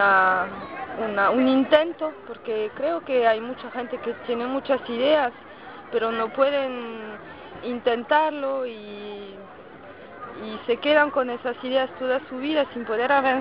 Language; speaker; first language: Spanish; non-native, fluent; French